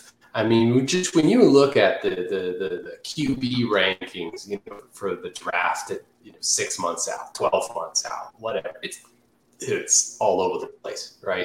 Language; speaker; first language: English; native; English